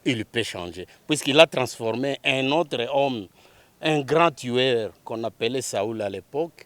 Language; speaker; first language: French; non-native, local second language; Swahili